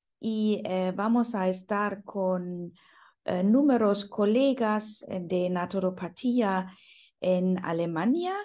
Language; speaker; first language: Spanish; non-native, fluent; German